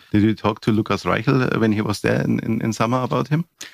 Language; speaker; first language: English; non-native, fluent; German